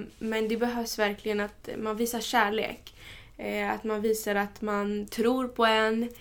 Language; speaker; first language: Swedish; early bilingual, other home language; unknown